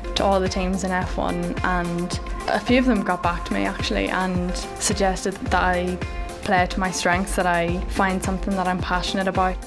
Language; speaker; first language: English; native; English